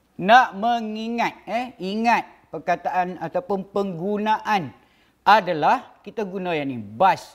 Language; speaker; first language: Malay; native; Malay